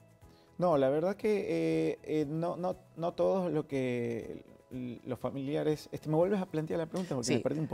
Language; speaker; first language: Spanish; native; Spanish